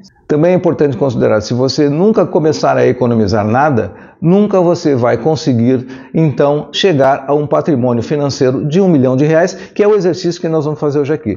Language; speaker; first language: Portuguese; native; Portuguese